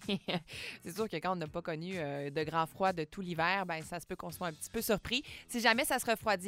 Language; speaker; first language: French; native; French